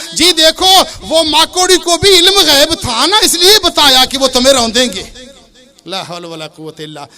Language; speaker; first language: Urdu; non-native, local second language; Baluchi